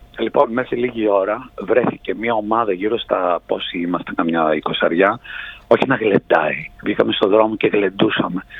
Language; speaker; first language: Greek; early bilingual, heritage; Greek